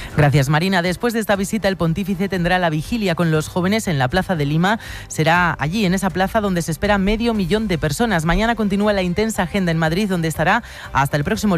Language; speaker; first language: Spanish; native; Spanish